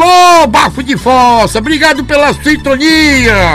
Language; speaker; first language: Portuguese; native; Portuguese